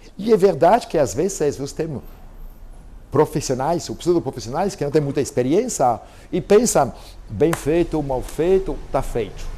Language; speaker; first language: Portuguese; non-native, fluent; French